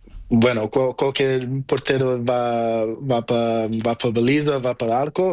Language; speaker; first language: Spanish; non-native, learner; Portuguese